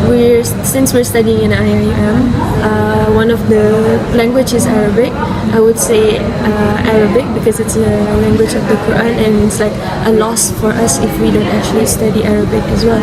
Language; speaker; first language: English; non-native, local second language; Malay